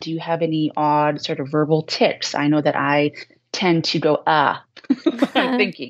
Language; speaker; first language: English; native; English